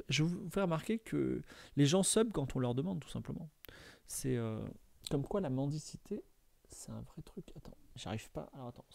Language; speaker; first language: French; native; French